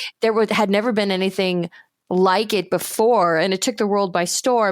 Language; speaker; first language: English; native; English